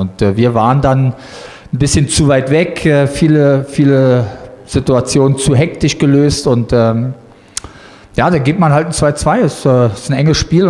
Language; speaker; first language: German; native; German